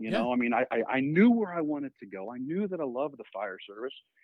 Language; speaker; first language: English; native; English